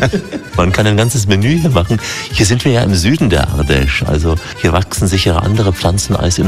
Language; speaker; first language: German; native; German